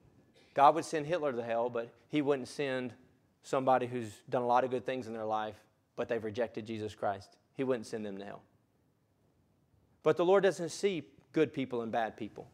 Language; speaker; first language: English; native; English